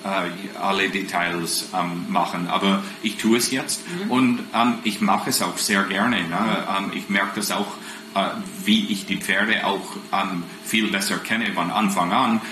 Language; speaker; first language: German; non-native, fluent; English